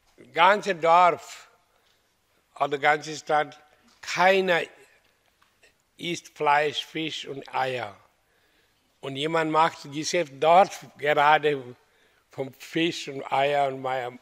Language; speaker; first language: German; non-native, learner; Hindi